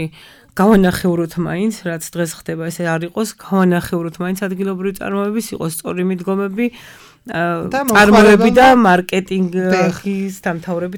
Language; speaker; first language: Georgian; native; Georgian